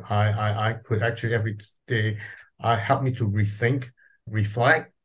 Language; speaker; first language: English; non-native, local second language; Cantonese